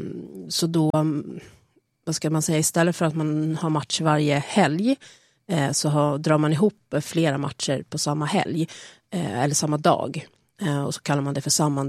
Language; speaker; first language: Swedish; native; Swedish